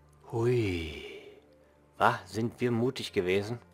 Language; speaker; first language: German; native; German